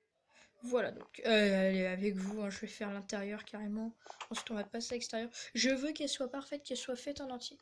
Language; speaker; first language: French; native; French